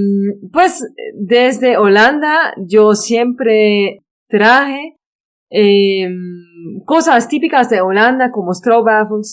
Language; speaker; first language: Spanish; non-native, fluent; Dutch